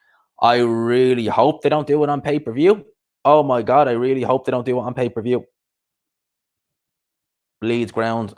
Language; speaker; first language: English; native; English